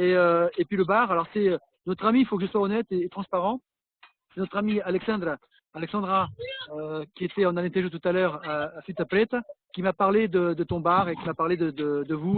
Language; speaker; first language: French; native; French